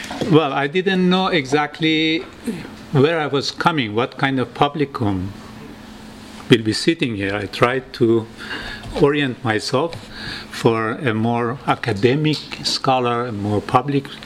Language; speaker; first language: English; non-native, fluent; Persian